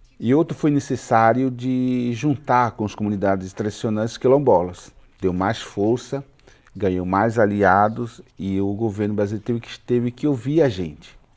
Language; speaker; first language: Portuguese; non-native, local second language; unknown